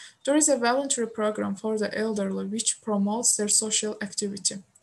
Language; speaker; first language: English; non-native, fluent; Azerbaijani